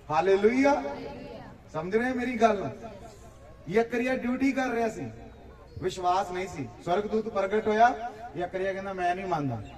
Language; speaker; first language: Hindi; non-native, local second language; Punjabi